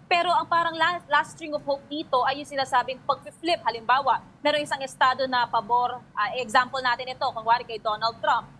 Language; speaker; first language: Filipino; native; Filipino